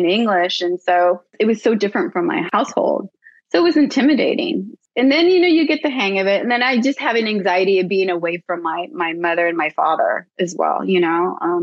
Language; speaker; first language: English; early bilingual, other home language; Spanish